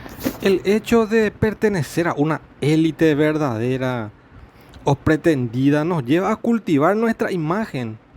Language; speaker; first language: Spanish; native; Spanish